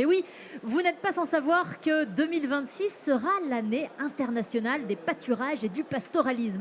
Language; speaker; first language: French; native; French